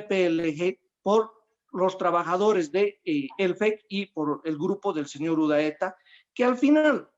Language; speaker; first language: Spanish; native; Spanish